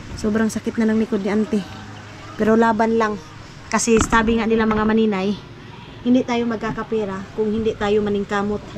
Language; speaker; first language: Filipino; non-native, local second language; Cebuano